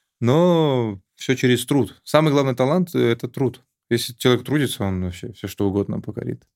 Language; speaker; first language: Russian; native; Russian